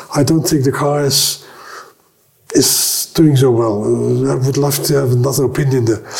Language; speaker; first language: English; non-native, fluent; German